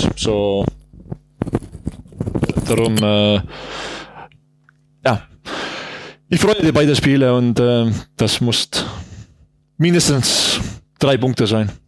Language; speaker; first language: German; non-native, learner; Estonian